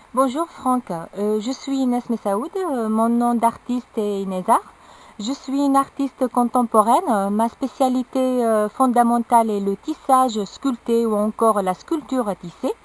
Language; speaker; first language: French; non-native, local second language; Arabic